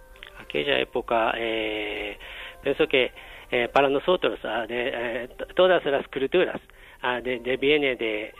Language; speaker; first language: Spanish; non-native, learner; Japanese